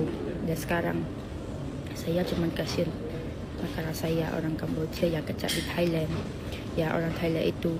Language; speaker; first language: Indonesian; non-native, learner; Khmer